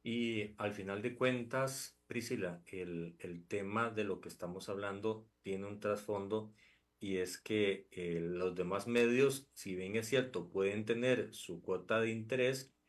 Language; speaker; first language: Spanish; native; Spanish